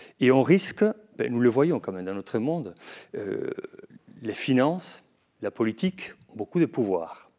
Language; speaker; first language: French; non-native, fluent; Spanish